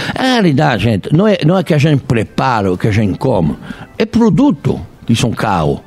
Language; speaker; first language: Portuguese; non-native, fluent; French